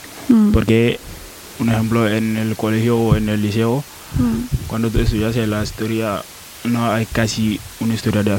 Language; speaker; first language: Spanish; non-native, learner; Wolof